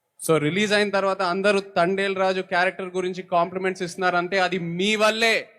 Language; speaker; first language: Telugu; native; Telugu